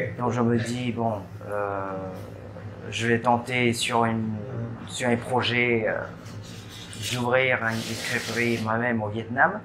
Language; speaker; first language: French; non-native, learner; Vietnamese